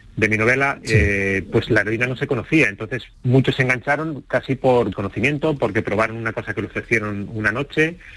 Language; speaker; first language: Spanish; native; Spanish